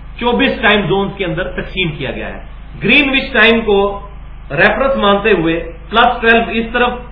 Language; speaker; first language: Urdu; non-native, local second language; Punjabi